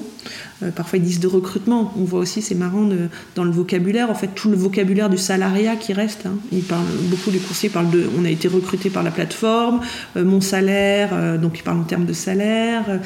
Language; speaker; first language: French; native; French